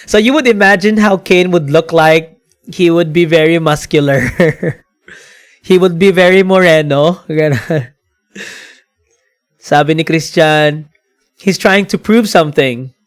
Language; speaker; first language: English; non-native, local second language; Filipino